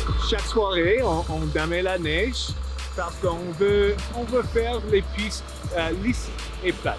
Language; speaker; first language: French; non-native, local second language; English